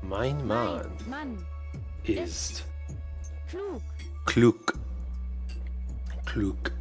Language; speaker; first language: German; non-native, learner; English